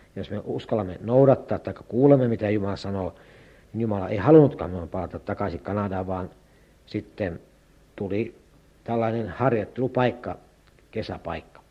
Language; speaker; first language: Finnish; native; Finnish